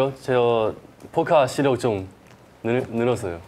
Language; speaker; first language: Korean; non-native, fluent; Chinese